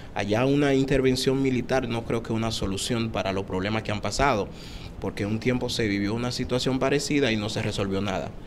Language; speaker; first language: Spanish; non-native, fluent; Haitian Creole